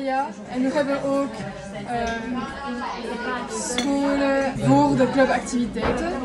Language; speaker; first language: Dutch; non-native, learner; French